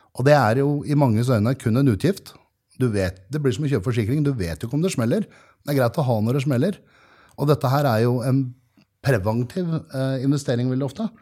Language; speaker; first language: Norwegian; native; Norwegian